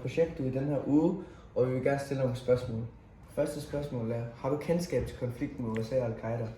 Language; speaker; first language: Danish; native; Danish